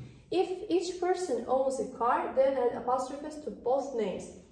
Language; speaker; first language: English; non-native, fluent; Azerbaijani